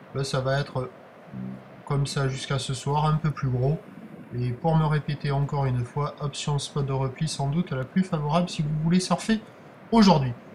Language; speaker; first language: French; native; French